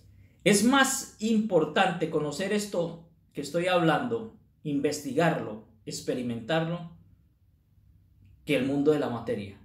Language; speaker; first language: Spanish; native; Spanish